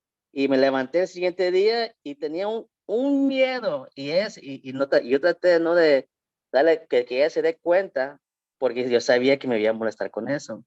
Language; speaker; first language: Spanish; early bilingual, heritage; Spanish